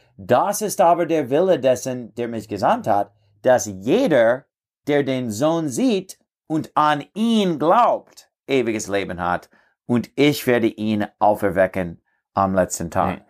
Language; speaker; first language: German; non-native, fluent; English